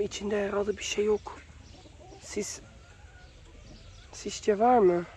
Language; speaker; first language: Turkish; early bilingual, heritage; Turkish